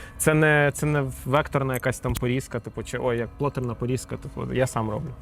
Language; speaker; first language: Ukrainian; native; Ukrainian